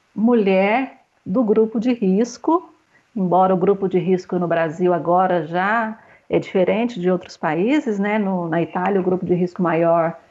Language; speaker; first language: Portuguese; native; Portuguese